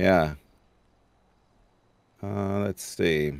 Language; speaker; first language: English; native; English